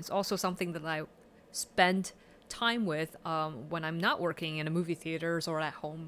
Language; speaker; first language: English; early bilingual, other home language; Chinese